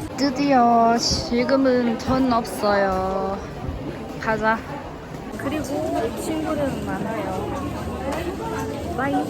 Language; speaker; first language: Korean; non-native, learner; Thai